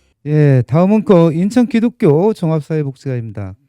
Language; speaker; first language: Korean; native; Korean